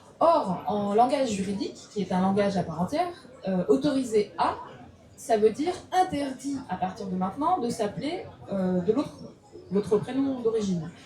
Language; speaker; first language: French; early bilingual, other home language; Russian